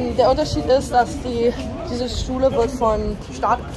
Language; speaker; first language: German; native; German